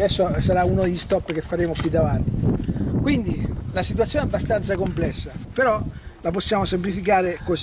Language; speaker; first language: Italian; native; Italian